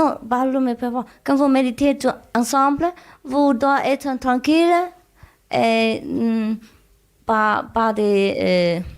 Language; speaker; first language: French; non-native, learner; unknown